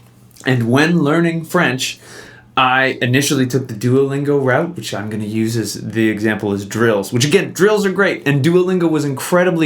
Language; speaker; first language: English; native; English